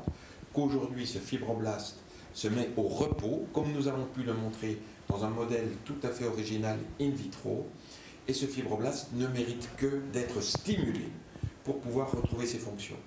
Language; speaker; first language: French; native; French